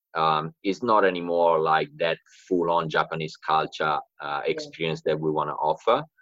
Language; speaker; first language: English; non-native, fluent; Italian